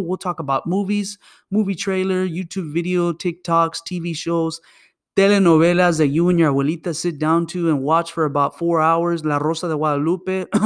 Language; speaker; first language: English; early bilingual, other home language; Spanish